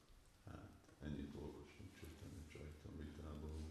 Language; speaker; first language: Hungarian; early bilingual, heritage; Hungarian